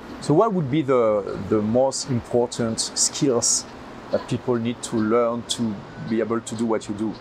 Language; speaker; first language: English; non-native, fluent; French